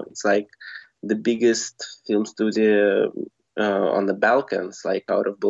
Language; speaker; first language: English; non-native, fluent; Russian